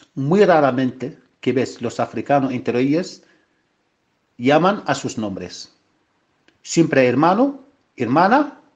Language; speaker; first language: Spanish; non-native, fluent; Arabic